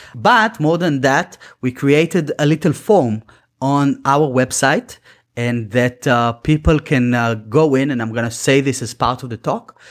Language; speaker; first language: English; non-native, fluent; Hebrew